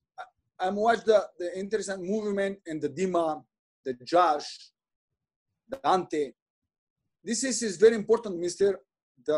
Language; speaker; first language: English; non-native, learner; Bulgarian